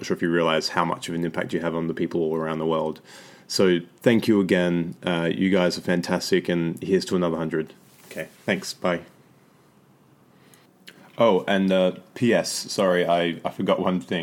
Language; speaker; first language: English; native; English